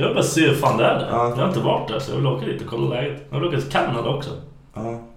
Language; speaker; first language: Swedish; native; Swedish